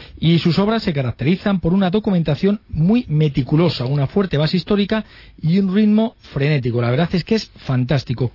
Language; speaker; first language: Spanish; native; Spanish